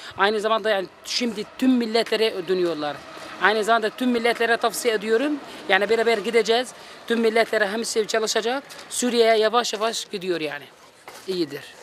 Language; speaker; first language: Turkish; non-native, learner; Arabic